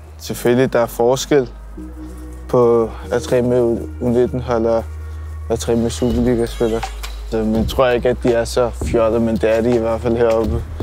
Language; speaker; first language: Danish; early bilingual, other home language; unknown